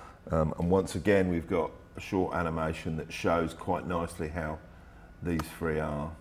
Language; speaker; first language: English; native; English